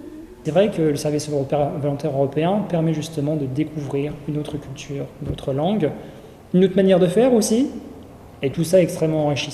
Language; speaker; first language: French; native; French